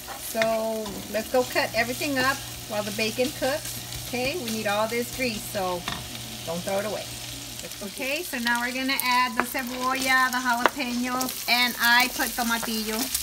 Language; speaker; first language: English; early bilingual, other home language; Spanish